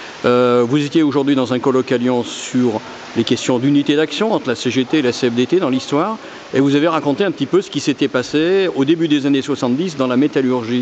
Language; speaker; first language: French; native; French